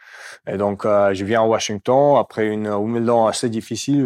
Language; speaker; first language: French; non-native, fluent; Russian